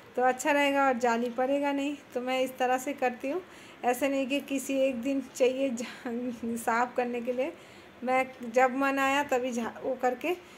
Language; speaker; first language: Hindi; non-native, local second language; Bangla